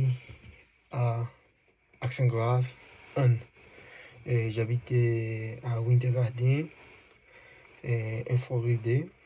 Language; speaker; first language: French; non-native, learner; Spanish